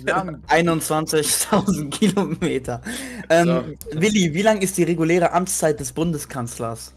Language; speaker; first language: German; native; German